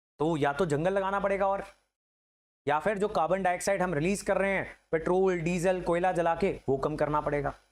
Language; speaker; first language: Hindi; native; Hindi